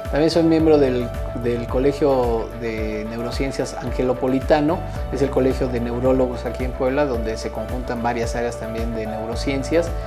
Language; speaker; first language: Spanish; native; Spanish